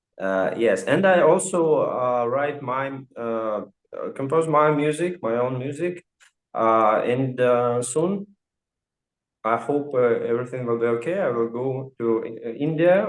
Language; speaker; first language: English; non-native, fluent; Russian